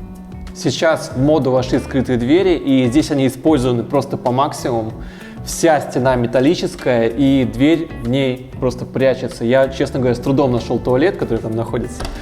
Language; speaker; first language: Russian; native; Russian